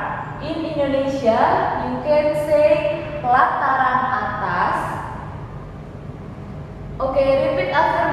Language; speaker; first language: English; non-native, learner; Indonesian